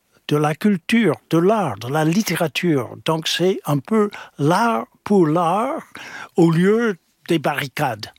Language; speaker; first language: French; non-native, fluent; English